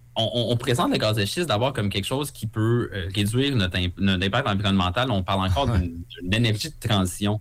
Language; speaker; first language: French; native; French